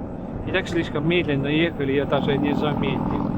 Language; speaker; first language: Russian; non-native, local second language; Estonian